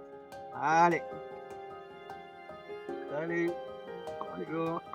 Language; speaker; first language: French; non-native, learner; English